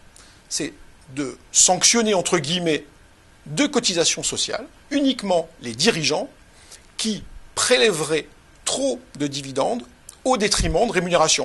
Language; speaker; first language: French; native; French